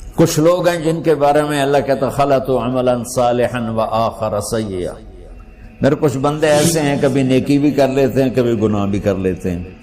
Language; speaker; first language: Urdu; non-native, local second language; Punjabi